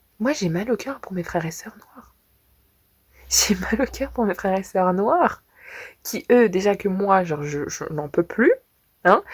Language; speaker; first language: French; native; French